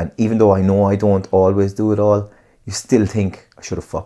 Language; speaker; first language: English; native; English